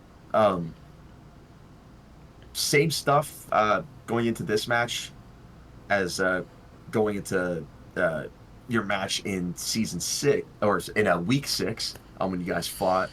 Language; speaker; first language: English; native; English